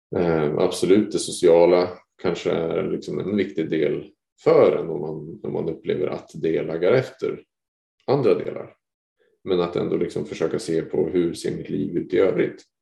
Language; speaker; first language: Swedish; native; Swedish